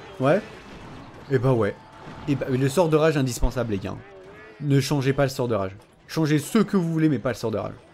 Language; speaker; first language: French; native; French